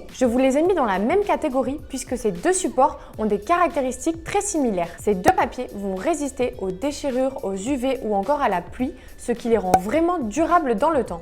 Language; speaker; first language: French; native; French